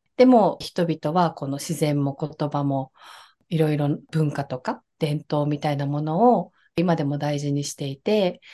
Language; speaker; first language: Japanese; native; Japanese